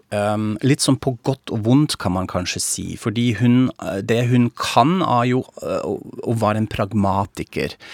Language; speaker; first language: Norwegian; non-native, fluent; German